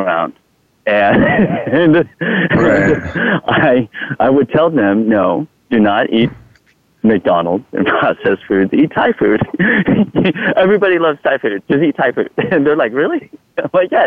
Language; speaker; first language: English; non-native, fluent; Thai